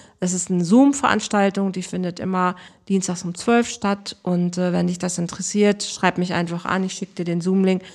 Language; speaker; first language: German; native; German